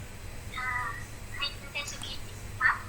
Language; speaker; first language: Japanese; non-native, learner; Indonesian